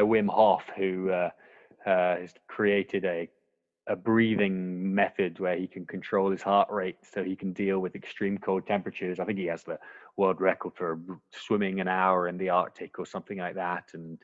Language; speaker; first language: English; native; English